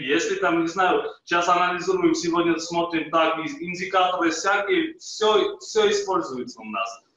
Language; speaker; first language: Russian; non-native, fluent; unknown